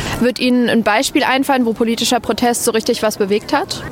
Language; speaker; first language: German; native; German